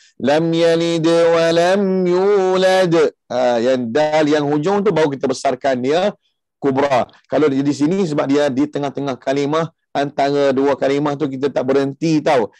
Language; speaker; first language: Malay; early bilingual, heritage; Malay